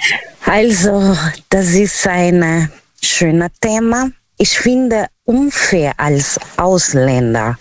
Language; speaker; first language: German; non-native, learner; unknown